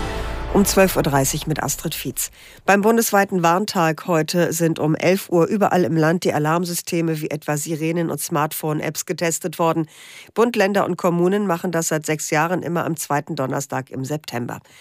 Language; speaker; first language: German; native; German